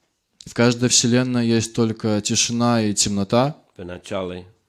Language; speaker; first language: Russian; native; Russian